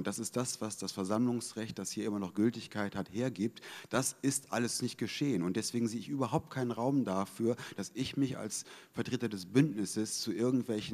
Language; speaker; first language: German; native; German